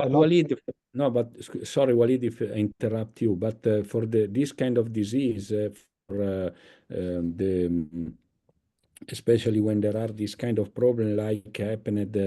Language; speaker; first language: English; non-native, fluent; Italian